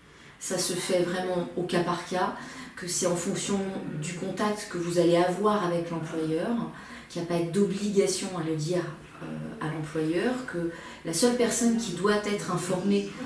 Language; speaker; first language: French; native; French